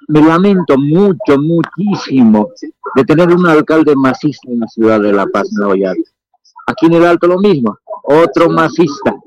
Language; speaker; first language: Spanish; native; Spanish